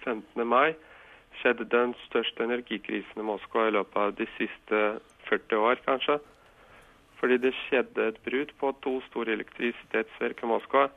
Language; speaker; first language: Norwegian; non-native, fluent; Russian